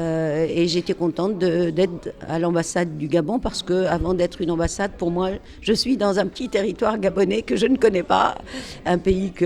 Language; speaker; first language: French; non-native, local second language; Arabic